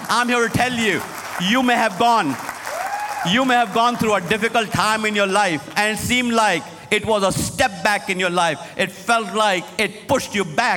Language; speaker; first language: English; non-native, local second language; Hindi